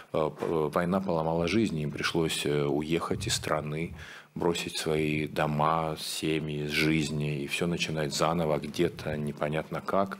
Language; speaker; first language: Russian; native; Russian